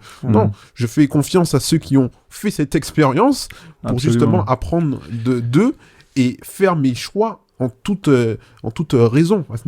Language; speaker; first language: French; native; French